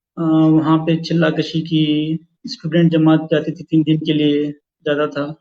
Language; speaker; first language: Urdu; native; Urdu